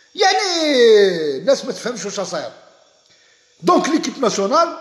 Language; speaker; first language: French; non-native, local second language; Arabic